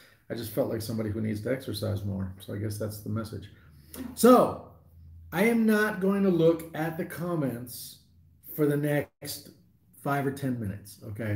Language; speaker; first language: English; native; English